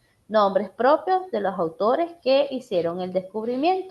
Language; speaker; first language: Spanish; native; Spanish